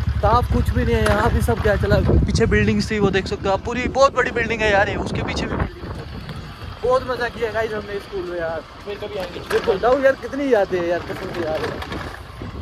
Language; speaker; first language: Hindi; native; Hindi